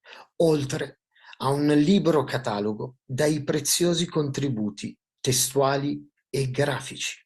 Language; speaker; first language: Italian; native; Italian